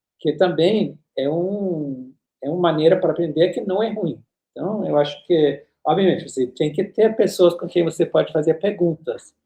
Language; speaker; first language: Portuguese; non-native, fluent; English